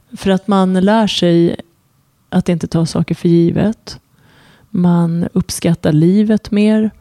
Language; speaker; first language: Swedish; early bilingual, other home language; Persian